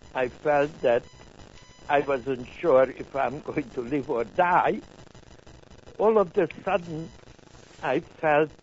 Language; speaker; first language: English; non-native, fluent; Hungarian